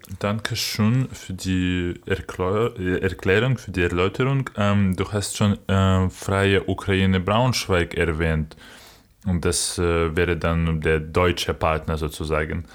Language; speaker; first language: German; non-native, fluent; Ukrainian